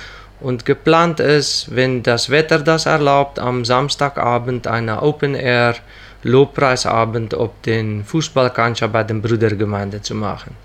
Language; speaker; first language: German; non-native, local second language; Plautdietsch